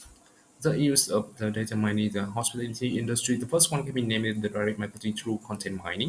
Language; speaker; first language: English; non-native, learner; Vietnamese